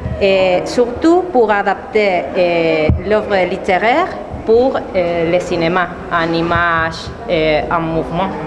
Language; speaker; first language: French; non-native, learner; Spanish